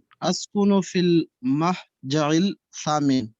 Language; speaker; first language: Arabic; non-native, learner; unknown